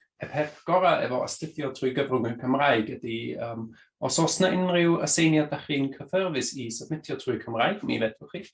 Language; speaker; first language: Welsh; non-native, fluent; German